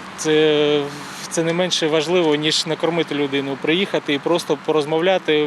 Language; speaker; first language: Ukrainian; native; Ukrainian